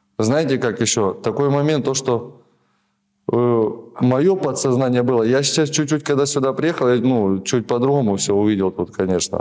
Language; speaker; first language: Russian; native; Russian